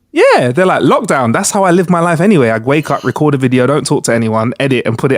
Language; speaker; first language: English; native; English